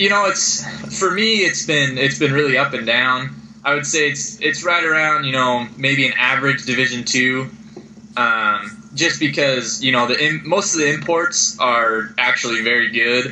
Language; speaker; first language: English; native; English